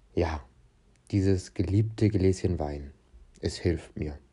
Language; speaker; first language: German; non-native, fluent; Portuguese